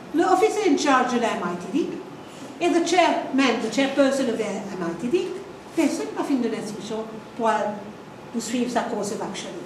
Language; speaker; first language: French; non-native, local second language; Morisyen